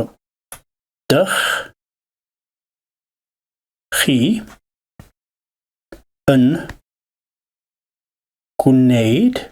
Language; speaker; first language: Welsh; non-native, learner; English